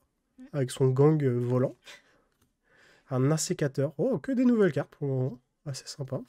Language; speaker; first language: French; native; French